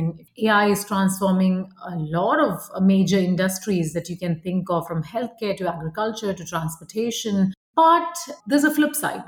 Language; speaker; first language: English; non-native, local second language; Malayalam